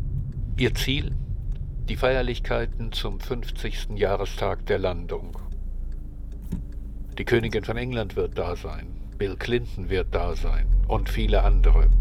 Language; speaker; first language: German; native; German